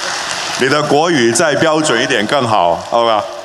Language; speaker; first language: Chinese; non-native, local second language; Cantonese